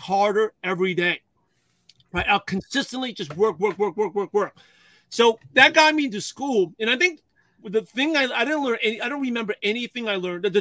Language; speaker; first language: English; early bilingual, other home language; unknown